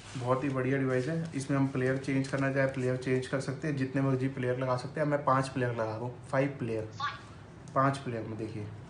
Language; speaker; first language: Hindi; native; Hindi